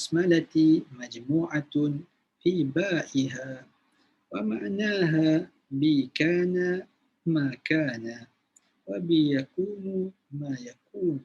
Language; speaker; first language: Arabic; non-native, fluent; Malay